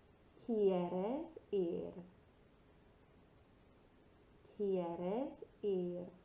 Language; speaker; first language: Spanish; non-native, fluent; English